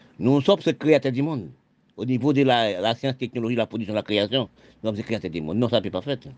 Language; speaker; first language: French; non-native, local second language; Haitian Creole